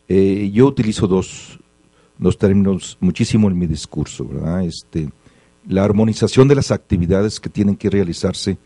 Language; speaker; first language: Spanish; native; Spanish